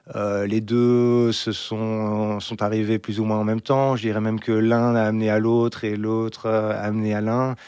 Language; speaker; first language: French; native; French